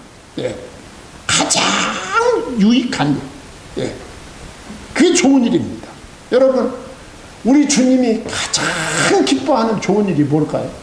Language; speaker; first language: Korean; native; Korean